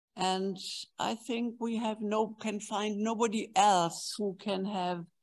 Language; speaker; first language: English; non-native, fluent; German